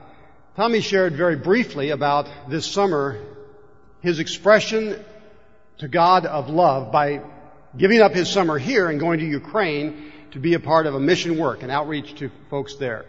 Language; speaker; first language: English; native; English